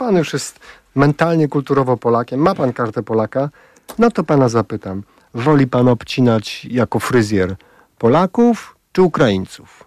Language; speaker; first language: Polish; native; Polish